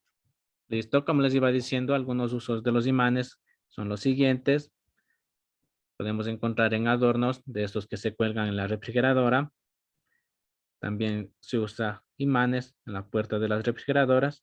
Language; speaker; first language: Spanish; native; Spanish